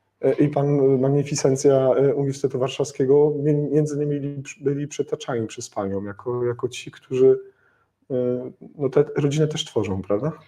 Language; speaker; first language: Polish; native; Polish